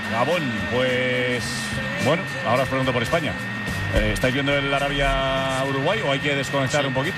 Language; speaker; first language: Spanish; native; Spanish